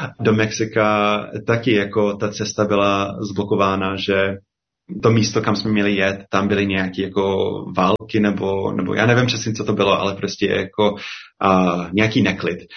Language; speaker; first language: Czech; non-native, fluent; English